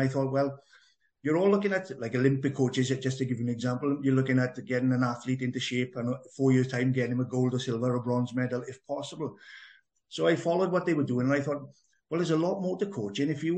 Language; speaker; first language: English; native; English